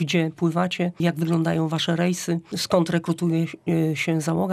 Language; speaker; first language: Polish; native; Polish